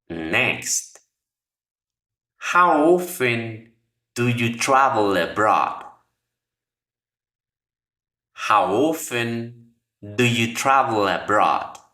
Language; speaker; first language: English; non-native, fluent; Spanish